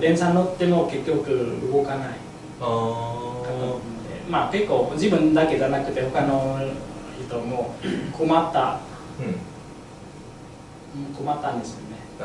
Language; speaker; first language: Japanese; non-native, learner; Vietnamese